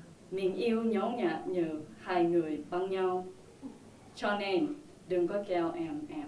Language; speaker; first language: Vietnamese; non-native, learner; English